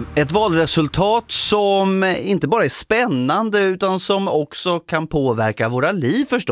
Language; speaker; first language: Swedish; native; Swedish